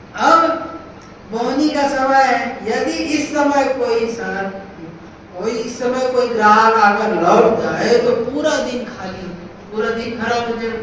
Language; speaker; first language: Hindi; native; Hindi